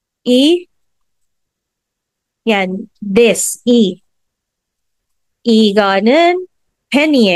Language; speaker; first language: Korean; non-native, fluent; Filipino